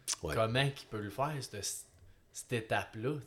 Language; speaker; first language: French; native; French